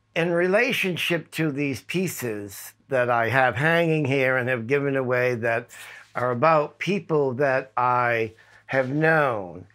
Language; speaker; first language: English; native; English